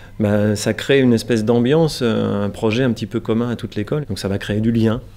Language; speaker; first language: French; native; French